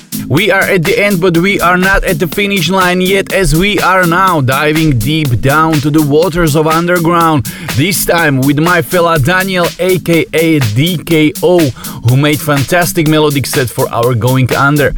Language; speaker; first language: English; non-native, fluent; Slovak